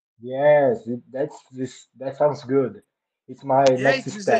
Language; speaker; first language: English; non-native, learner; Portuguese